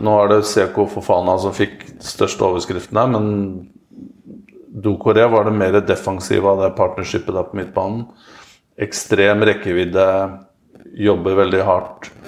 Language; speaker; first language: Norwegian; native; Norwegian